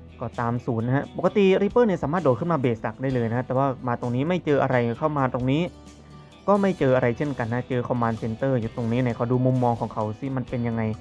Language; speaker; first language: Thai; native; Thai